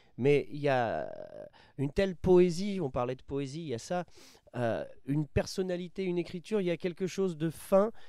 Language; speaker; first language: French; native; French